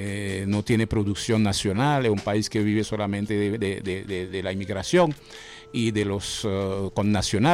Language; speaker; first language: Spanish; non-native, fluent; Haitian Creole